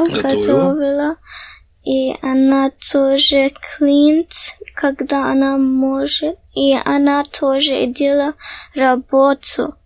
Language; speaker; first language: Russian; early bilingual, heritage; Russian